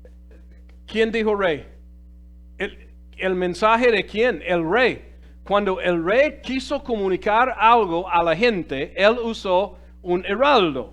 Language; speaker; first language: Spanish; non-native, fluent; English